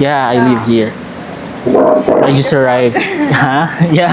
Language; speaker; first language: English; non-native, local second language; Filipino